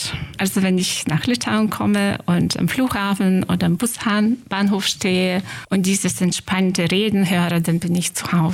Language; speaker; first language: German; non-native, fluent; Lithuanian